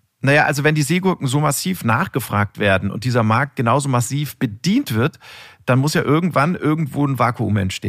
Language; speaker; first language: German; native; German